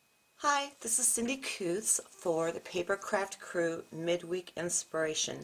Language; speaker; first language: English; native; English